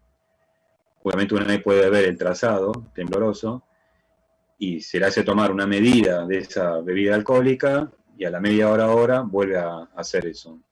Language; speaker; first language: Spanish; native; Spanish